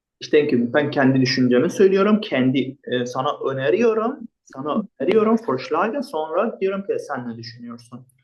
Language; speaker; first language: Turkish; non-native, fluent; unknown